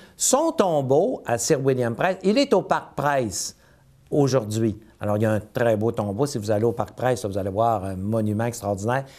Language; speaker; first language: French; native; French